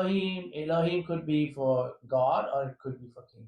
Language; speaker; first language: English; native; English